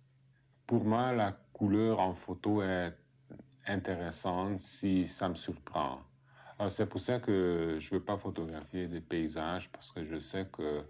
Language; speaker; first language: French; non-native, fluent; Hungarian